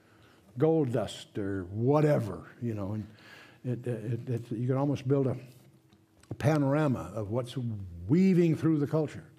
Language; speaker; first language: English; native; English